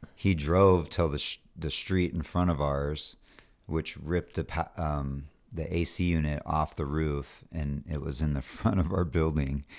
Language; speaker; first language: English; native; English